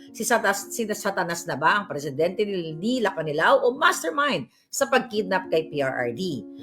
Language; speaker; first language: Filipino; native; Filipino